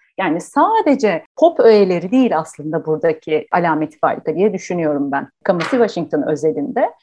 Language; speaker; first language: Turkish; native; Turkish